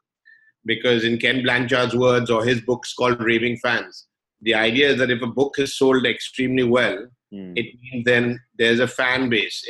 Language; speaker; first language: English; native; English